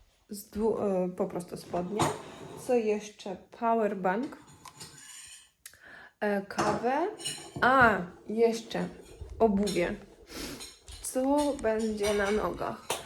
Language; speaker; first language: Polish; non-native, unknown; Russian